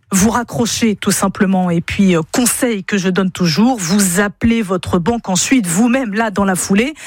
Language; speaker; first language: French; native; French